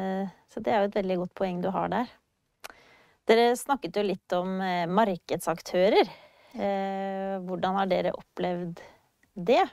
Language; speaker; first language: Norwegian; native; Norwegian